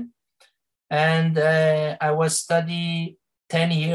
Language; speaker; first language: English; non-native, learner; Turkish